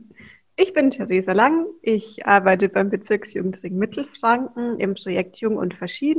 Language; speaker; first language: German; native; German